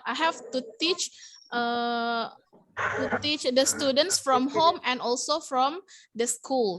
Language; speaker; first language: English; non-native, fluent; Indonesian